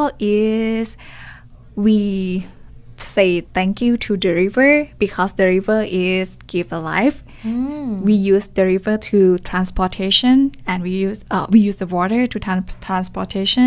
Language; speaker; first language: English; non-native, learner; Thai